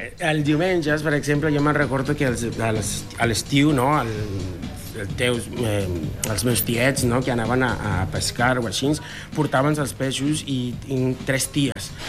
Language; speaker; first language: Catalan; non-native, fluent; Spanish